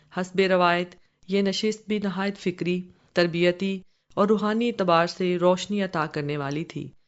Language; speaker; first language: Urdu; non-native, local second language; Punjabi